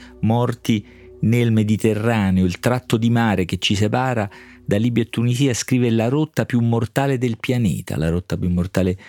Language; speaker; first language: Italian; native; Italian